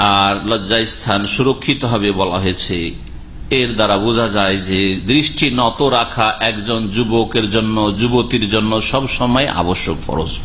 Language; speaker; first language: Bangla; native; Bangla